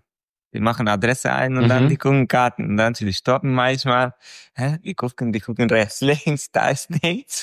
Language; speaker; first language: German; non-native, fluent; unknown